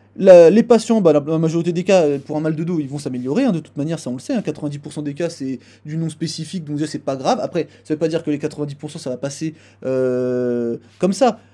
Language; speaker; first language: French; native; French